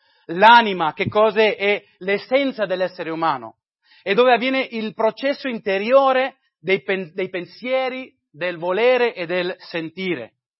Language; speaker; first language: Italian; non-native, fluent; English